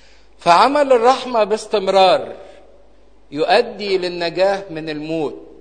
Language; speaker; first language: Arabic; native; Arabic